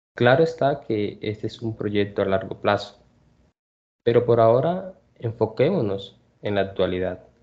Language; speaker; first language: Spanish; native; Spanish